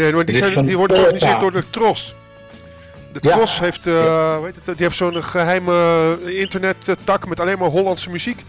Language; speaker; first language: Dutch; native; Dutch